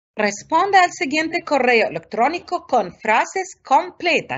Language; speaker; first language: Spanish; non-native, fluent; Arabic